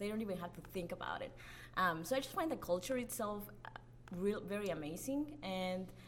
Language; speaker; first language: English; non-native, fluent; Spanish